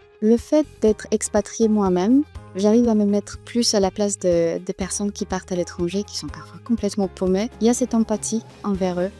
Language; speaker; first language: French; non-native, fluent; Polish